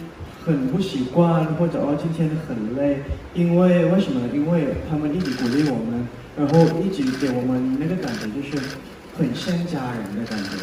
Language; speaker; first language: Chinese; non-native, learner; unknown